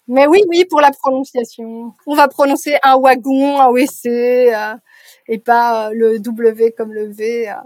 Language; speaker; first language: French; native; French